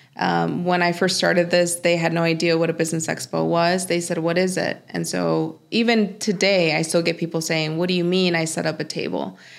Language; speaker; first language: English; early bilingual, other home language; Spanish